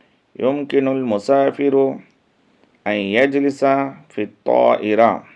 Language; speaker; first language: Arabic; non-native, fluent; Urdu